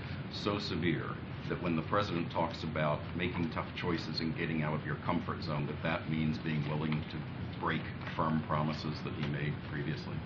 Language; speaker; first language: English; native; English